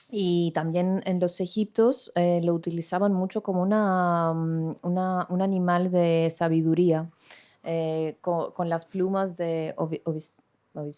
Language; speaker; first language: Spanish; non-native, fluent; Greek